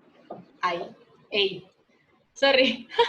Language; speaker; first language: English; non-native, learner; Spanish